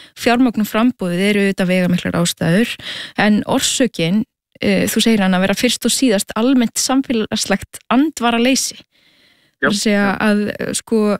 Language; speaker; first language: Icelandic; native; Icelandic